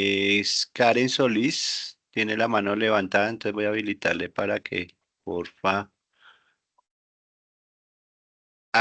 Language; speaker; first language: Spanish; native; Spanish